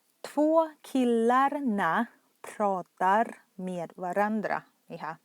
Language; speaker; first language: Swedish; non-native, fluent; Thai